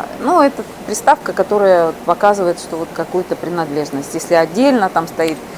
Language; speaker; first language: Russian; native; Russian